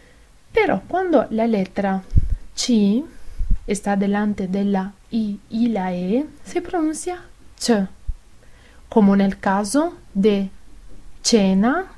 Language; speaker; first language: Spanish; non-native, fluent; Italian